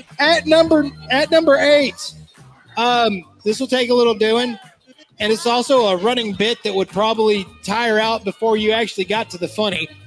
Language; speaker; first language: English; native; English